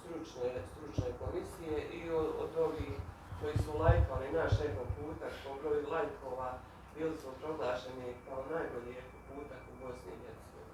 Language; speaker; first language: Bosnian; native; Bosnian